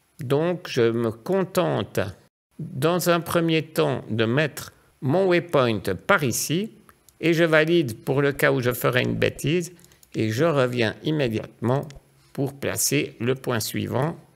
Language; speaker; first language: French; native; French